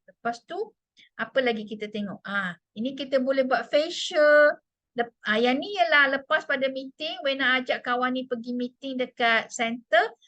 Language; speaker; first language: Malay; non-native, local second language; Chinese